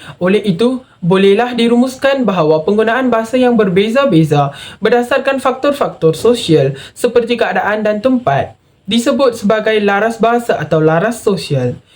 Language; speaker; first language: Malay; non-native, local second language; Tamil